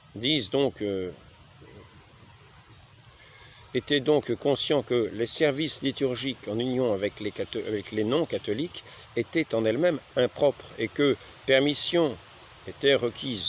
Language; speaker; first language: French; native; French